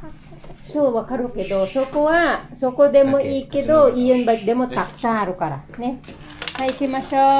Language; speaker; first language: Japanese; non-native, fluent; Filipino